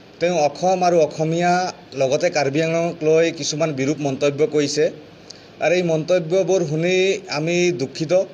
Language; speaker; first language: Assamese; non-native, local second language; Bhojpuri